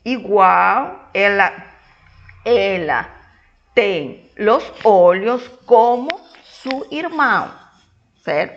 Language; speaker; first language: Portuguese; non-native, fluent; Spanish